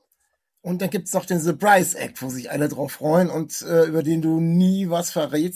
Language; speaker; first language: German; native; German